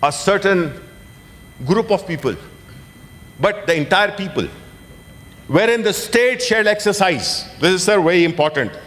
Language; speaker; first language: English; non-native, local second language; Urdu